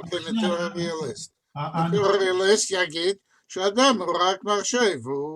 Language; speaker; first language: Hebrew; non-native, fluent; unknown